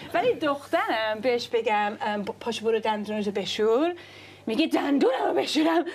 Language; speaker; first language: Persian; early bilingual, heritage; Persian